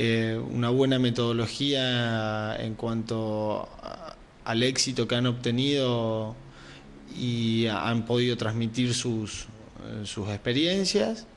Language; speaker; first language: Spanish; native; Spanish